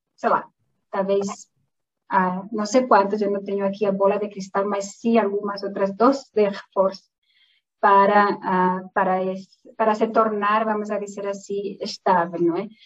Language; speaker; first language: Portuguese; non-native, fluent; Spanish